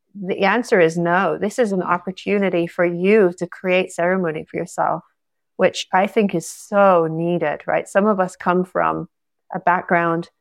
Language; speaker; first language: English; native; English